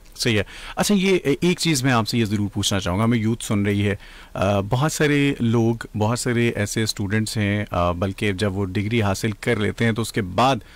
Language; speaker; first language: Urdu; native; Urdu